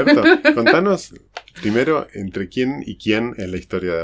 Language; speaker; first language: Spanish; native; Spanish